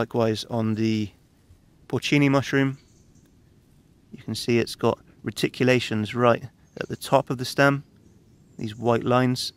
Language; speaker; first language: English; native; English